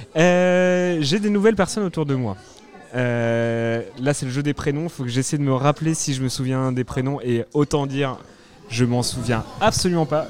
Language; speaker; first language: French; native; French